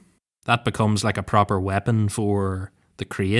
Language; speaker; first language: English; native; English